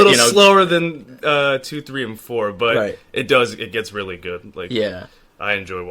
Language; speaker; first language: English; native; English